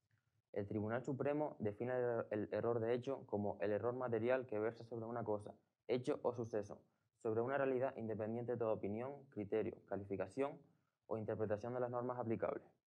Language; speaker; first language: Spanish; native; Spanish